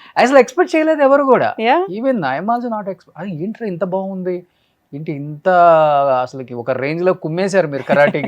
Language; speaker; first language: Telugu; native; Telugu